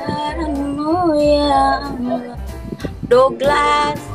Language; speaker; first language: Indonesian; native; Indonesian